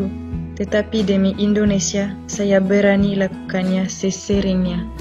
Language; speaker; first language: Indonesian; non-native, fluent; French